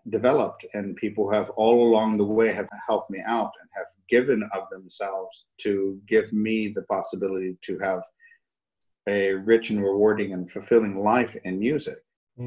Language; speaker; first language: English; native; English